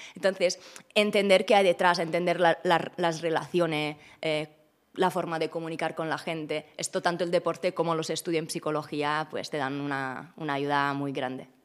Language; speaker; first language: Spanish; non-native, fluent; Italian